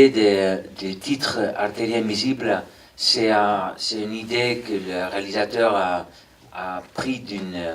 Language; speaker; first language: French; non-native, fluent; Spanish